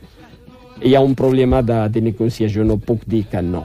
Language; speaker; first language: Catalan; non-native, fluent; Riffian